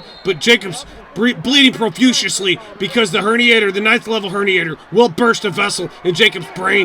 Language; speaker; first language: English; native; English